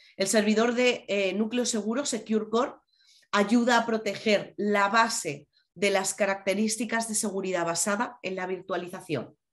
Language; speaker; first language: Spanish; native; Spanish